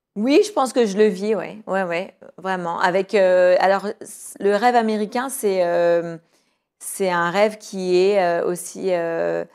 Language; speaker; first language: French; native; French